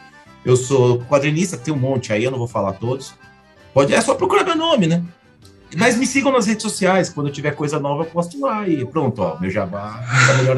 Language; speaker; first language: Portuguese; native; Portuguese